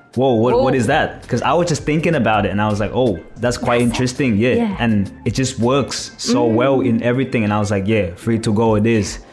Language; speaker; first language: English; non-native, fluent; Thai